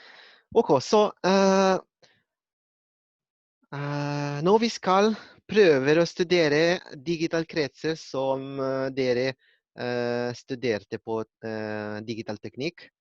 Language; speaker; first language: Norwegian; non-native, learner; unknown